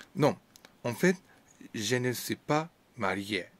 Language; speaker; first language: French; non-native, learner; Chinese